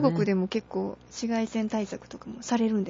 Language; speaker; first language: Japanese; native; Japanese